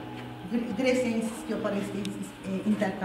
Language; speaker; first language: Spanish; non-native, fluent; Turkish